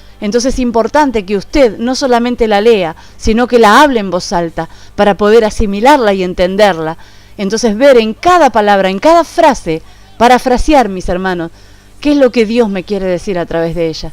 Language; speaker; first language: Spanish; native; Spanish